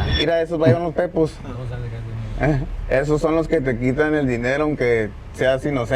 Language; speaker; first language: Spanish; native; Spanish